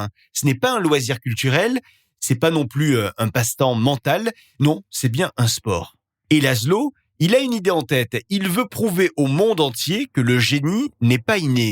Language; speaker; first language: French; native; French